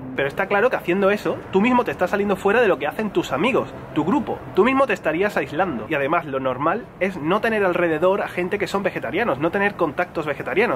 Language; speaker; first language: Spanish; native; Spanish